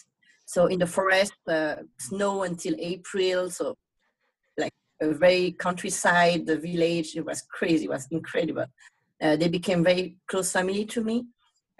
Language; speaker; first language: English; non-native, fluent; Vietnamese